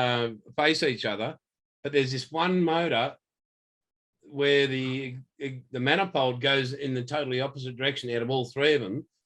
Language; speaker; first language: English; native; English